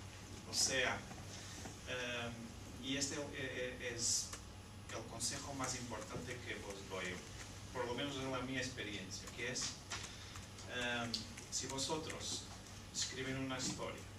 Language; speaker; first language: Spanish; non-native, fluent; Portuguese